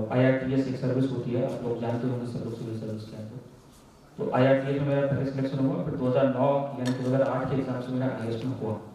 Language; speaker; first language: Hindi; non-native, local second language; Maithili